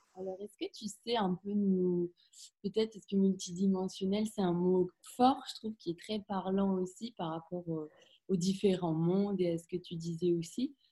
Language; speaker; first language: French; native; French